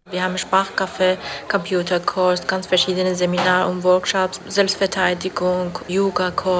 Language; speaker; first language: German; non-native, fluent; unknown